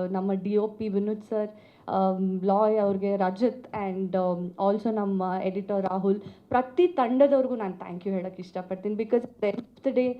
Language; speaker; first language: Kannada; non-native, local second language; Tulu